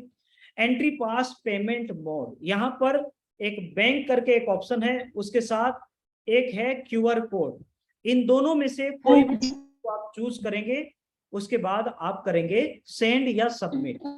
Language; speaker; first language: Hindi; native; Hindi